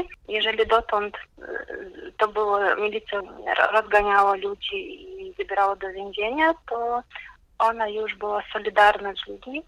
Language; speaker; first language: Polish; non-native, fluent; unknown